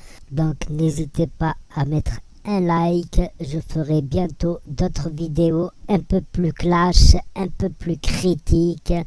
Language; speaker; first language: French; native; French